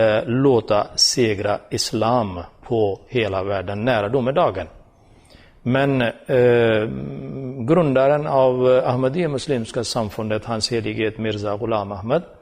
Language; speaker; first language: Swedish; non-native, fluent; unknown